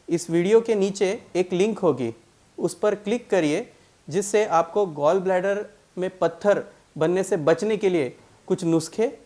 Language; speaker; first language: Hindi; non-native, local second language; Marathi